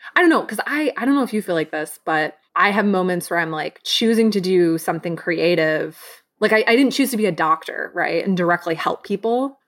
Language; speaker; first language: English; native; English